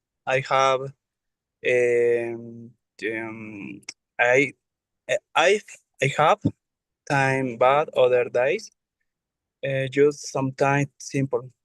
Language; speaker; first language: English; non-native, learner; Spanish